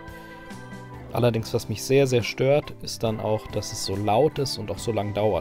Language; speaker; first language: German; native; German